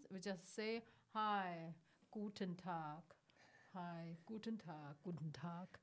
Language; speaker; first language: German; non-native, fluent; Chinese